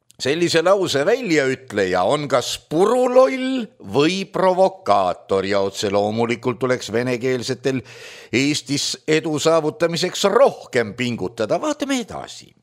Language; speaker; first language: Estonian; native; Estonian